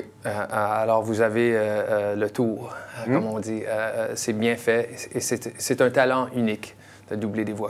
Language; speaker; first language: French; non-native, local second language; English